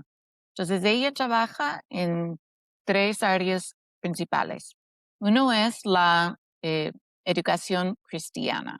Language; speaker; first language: Spanish; non-native, fluent; English